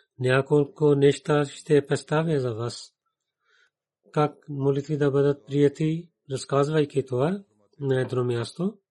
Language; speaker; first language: Bulgarian; non-native, learner; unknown